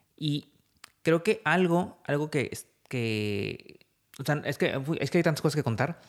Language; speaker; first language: Spanish; native; Spanish